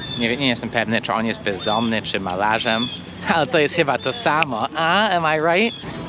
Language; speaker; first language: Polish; non-native, fluent; English